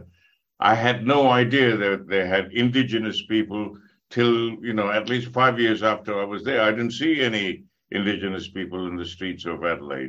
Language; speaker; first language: English; non-native, local second language; Tamil